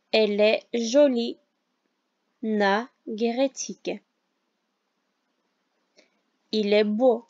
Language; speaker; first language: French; non-native, fluent; Armenian